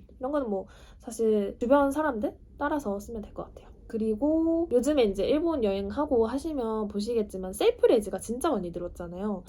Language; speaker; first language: Korean; native; Korean